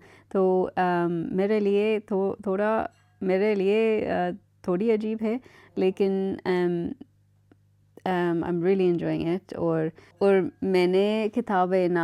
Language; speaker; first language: Hindi; non-native, learner; English